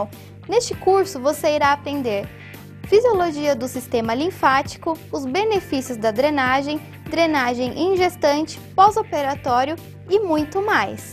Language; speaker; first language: Portuguese; native; Portuguese